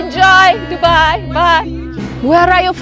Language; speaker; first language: English; non-native, learner; Korean